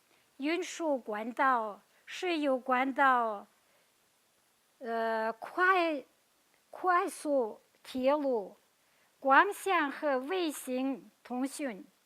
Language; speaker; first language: Chinese; non-native, fluent; Kazakh